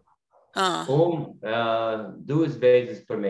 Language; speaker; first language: Portuguese; non-native, learner; English